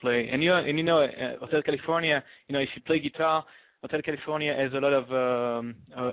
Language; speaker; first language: English; non-native, fluent; French